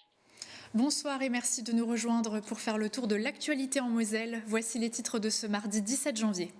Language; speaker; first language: French; native; French